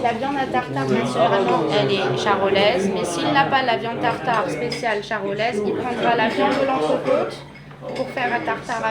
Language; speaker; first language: French; native; French